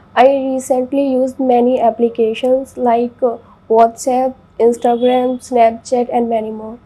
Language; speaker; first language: English; non-native, local second language; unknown